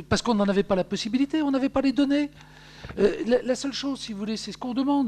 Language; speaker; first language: French; native; French